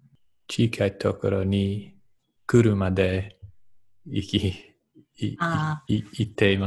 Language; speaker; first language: Japanese; non-native, learner; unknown